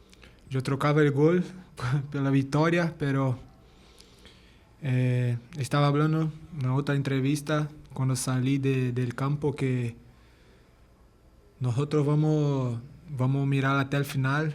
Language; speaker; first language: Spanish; non-native, learner; Portuguese